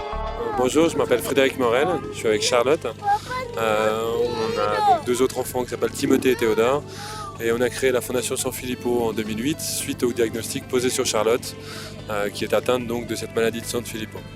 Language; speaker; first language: French; native; French